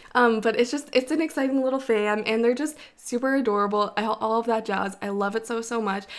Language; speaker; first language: English; native; English